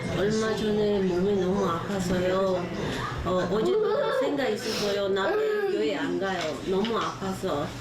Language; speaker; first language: Korean; non-native, learner; Spanish